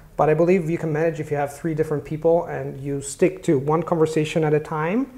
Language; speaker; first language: English; non-native, fluent; Italian